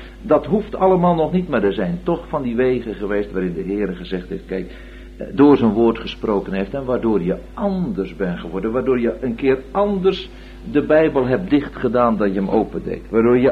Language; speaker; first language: Dutch; native; Dutch